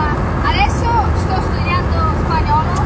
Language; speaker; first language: Italian; non-native, learner; English